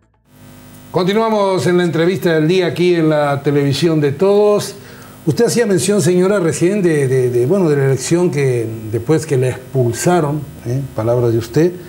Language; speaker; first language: Spanish; native; Spanish